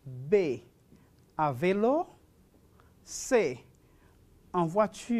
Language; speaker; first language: French; non-native, fluent; Spanish